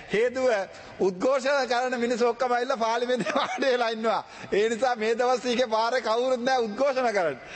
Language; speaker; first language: Sinhala; non-native, local second language; Tamil